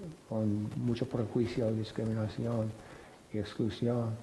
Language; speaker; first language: Spanish; non-native, fluent; English